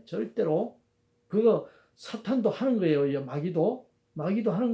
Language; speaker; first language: Korean; native; Korean